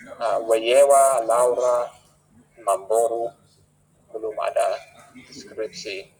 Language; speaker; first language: Indonesian; non-native, fluent; English